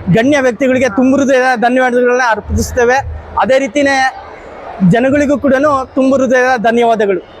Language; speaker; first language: Kannada; native; Kannada